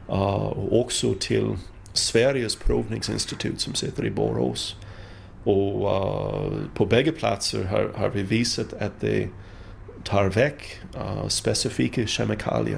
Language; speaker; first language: Swedish; non-native, fluent; English